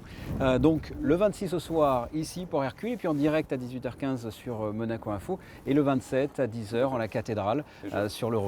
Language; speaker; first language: French; native; French